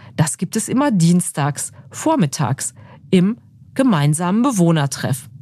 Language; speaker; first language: German; native; German